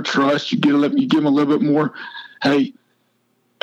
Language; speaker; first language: English; native; English